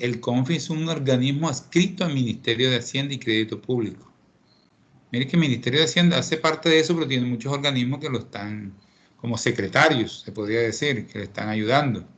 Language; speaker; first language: Spanish; native; Spanish